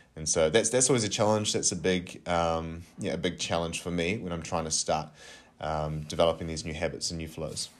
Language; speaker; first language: English; native; English